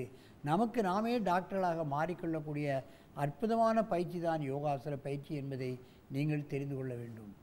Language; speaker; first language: Tamil; native; Tamil